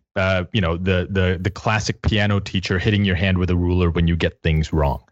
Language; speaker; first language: English; native; English